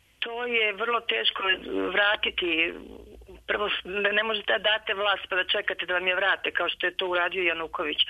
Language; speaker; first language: Serbian; native; Serbian